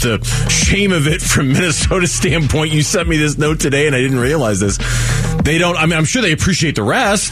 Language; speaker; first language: English; native; English